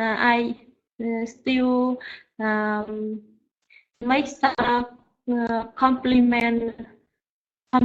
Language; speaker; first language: English; non-native, learner; Vietnamese